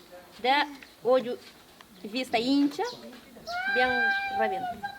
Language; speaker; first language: Portuguese; non-native, local second language; Kabuverdianu